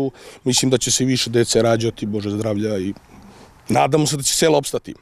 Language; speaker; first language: Serbian; native; Serbian